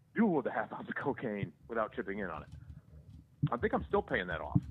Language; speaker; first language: English; native; English